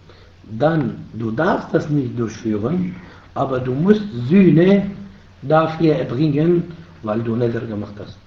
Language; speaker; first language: German; non-native, fluent; Arabic